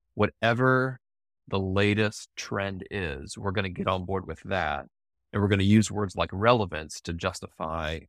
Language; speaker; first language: English; native; English